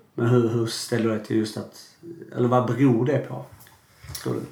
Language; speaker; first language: Swedish; native; Swedish